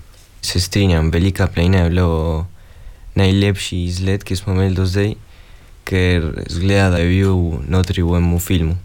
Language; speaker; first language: Slovenian; early bilingual, heritage; Spanish